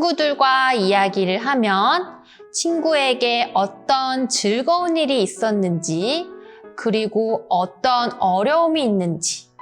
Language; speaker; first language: Korean; native; Korean